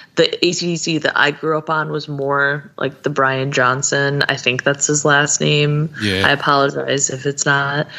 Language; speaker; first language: English; native; English